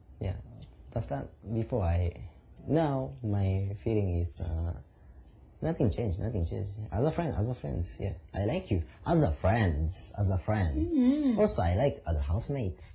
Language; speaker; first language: English; non-native, learner; Japanese